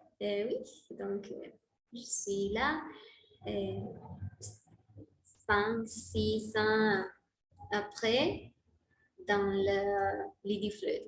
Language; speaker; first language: French; non-native, learner; Spanish